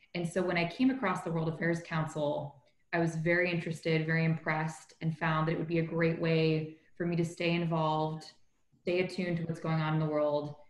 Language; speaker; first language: English; native; English